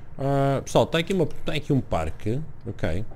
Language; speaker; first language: Portuguese; native; Portuguese